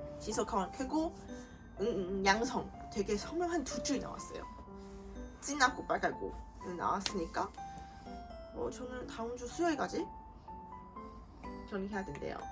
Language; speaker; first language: Korean; non-native, fluent; Chinese